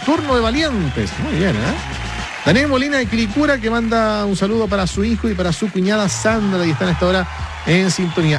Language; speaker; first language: Spanish; native; Spanish